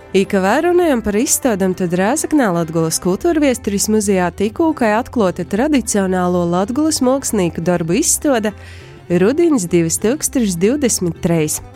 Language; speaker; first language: Latvian; native; Latvian